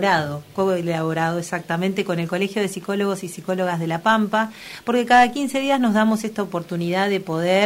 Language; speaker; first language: Spanish; native; Spanish